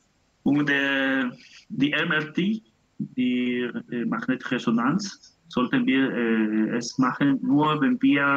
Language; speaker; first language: German; non-native, learner; Spanish